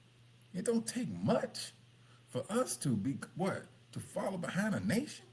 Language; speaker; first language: English; native; English